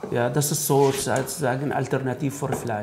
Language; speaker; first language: German; non-native, fluent; Arabic